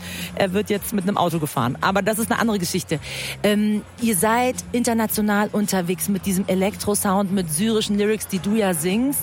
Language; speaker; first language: German; early bilingual, other home language; Persian